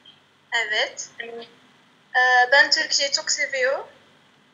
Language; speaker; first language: Turkish; non-native, learner; Arabic